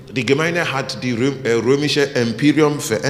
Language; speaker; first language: German; non-native, learner; English